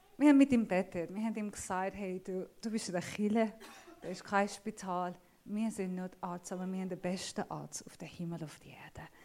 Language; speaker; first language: German; non-native, fluent; Assyrian Neo-Aramaic